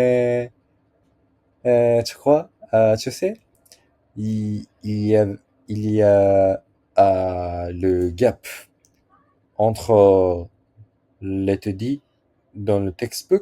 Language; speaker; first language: French; non-native, learner; Japanese